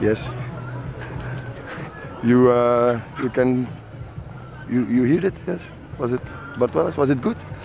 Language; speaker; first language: English; non-native, fluent; Dutch